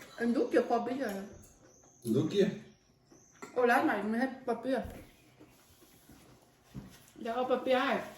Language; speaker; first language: Dutch; non-native, learner; Thai